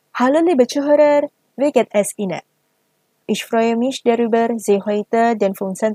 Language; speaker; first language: German; non-native, fluent; Indonesian